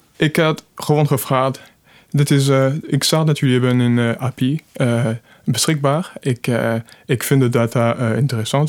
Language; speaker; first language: Dutch; non-native, fluent; French